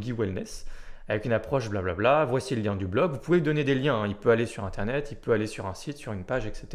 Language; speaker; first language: French; native; French